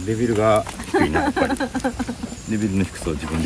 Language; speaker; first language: Japanese; native; Japanese